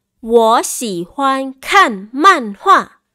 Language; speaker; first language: Chinese; non-native, fluent; Vietnamese